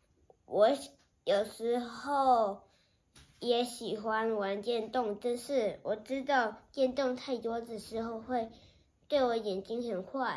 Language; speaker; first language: Chinese; early bilingual, heritage; Chinese